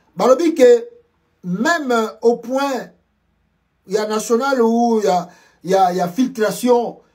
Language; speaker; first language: French; non-native, local second language; Lingala